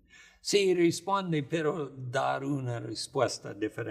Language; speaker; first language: Spanish; non-native, fluent; English